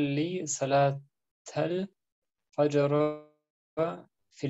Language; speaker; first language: Arabic; non-native, learner; German